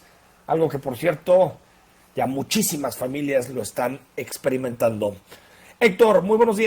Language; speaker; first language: Spanish; native; Spanish